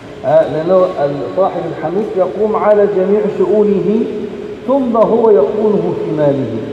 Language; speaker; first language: Arabic; native; Arabic